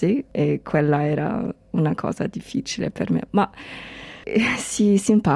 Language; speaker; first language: Italian; non-native, fluent; English